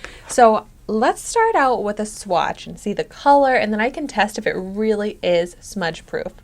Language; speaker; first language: English; native; English